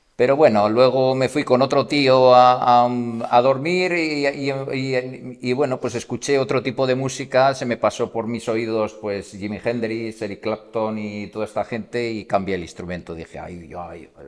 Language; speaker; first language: Spanish; native; Spanish